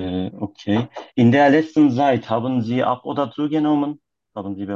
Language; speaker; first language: German; non-native, learner; Turkish